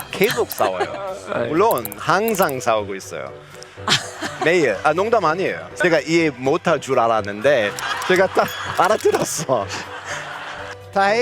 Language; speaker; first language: Korean; non-native, learner; English